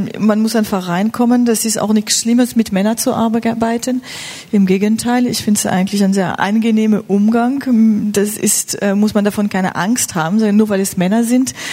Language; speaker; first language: German; non-native, fluent; French